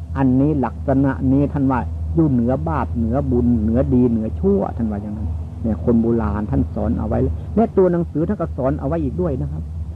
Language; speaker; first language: Thai; non-native, local second language; Northeastern Thai